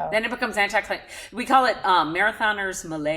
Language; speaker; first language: English; native; English